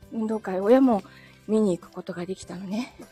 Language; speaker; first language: Japanese; native; Japanese